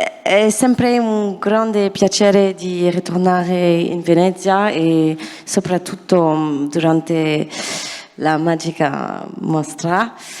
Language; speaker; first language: Italian; non-native, learner; French